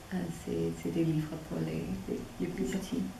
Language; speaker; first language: French; non-native, fluent; English